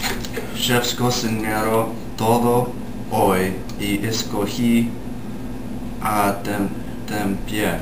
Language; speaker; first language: Spanish; non-native, learner; English